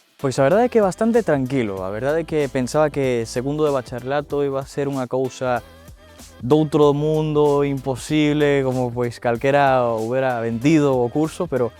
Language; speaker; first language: Galician; early bilingual, other home language; Spanish